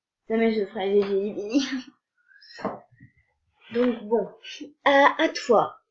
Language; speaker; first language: French; native; French